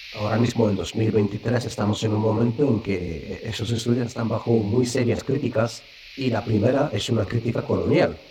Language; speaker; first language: Spanish; non-native, fluent; Bulgarian